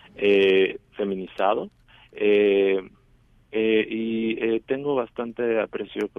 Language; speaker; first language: Spanish; native; Spanish